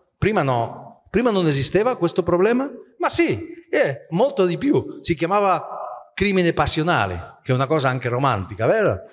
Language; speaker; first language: Italian; non-native, fluent; Spanish